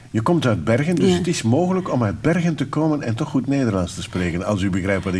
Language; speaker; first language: Dutch; native; Dutch